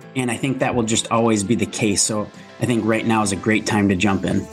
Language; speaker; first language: English; native; English